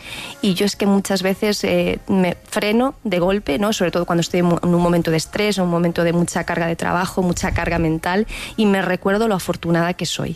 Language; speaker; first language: Spanish; native; Spanish